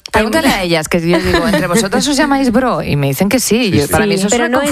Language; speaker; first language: Spanish; native; Spanish